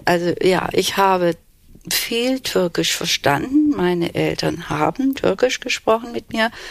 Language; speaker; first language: German; early bilingual, other home language; Turkish